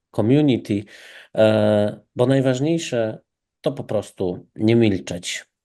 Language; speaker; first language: Polish; native; Polish